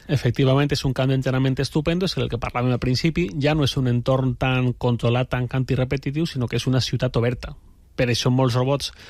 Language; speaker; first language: Catalan; native; Catalan